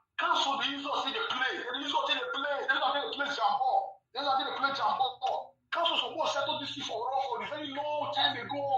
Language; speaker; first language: Nigerian Pidgin; non-native, local second language; Bini